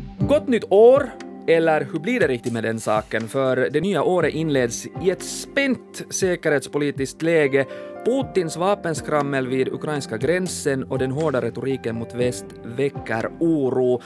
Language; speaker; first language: Swedish; native; Swedish